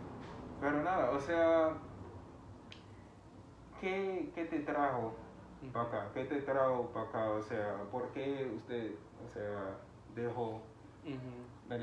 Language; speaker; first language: Spanish; non-native, fluent; English